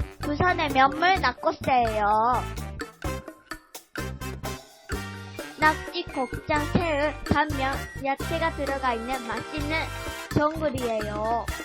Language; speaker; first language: Korean; non-native, learner; Japanese